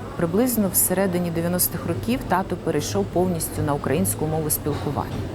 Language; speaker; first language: Ukrainian; non-native, local second language; Russian